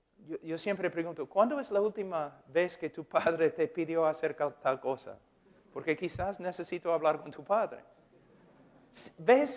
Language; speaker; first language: Spanish; non-native, fluent; English